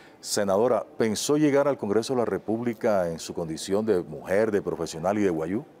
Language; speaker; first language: Spanish; native; Spanish